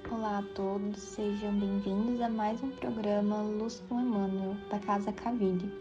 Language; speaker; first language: Portuguese; native; Portuguese